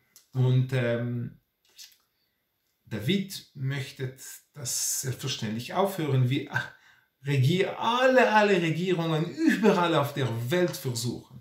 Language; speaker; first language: German; non-native, fluent; Hebrew